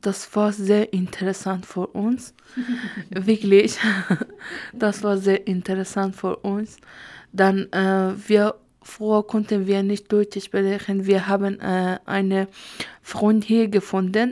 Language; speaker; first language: German; non-native, learner; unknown